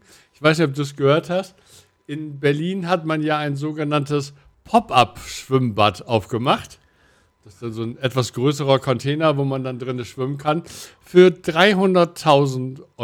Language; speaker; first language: German; native; German